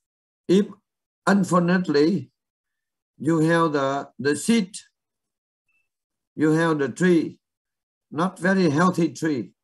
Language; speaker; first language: English; non-native, learner; Vietnamese